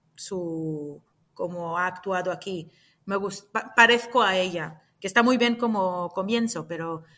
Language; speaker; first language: Spanish; non-native, fluent; Hebrew